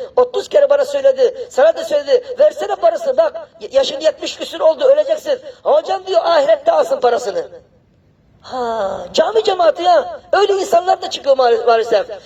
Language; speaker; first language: Turkish; non-native, fluent; Arabic